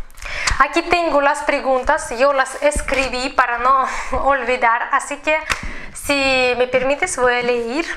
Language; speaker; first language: Spanish; non-native, fluent; Russian